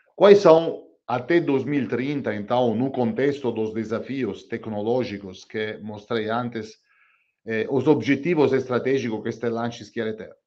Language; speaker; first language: Portuguese; non-native, fluent; Italian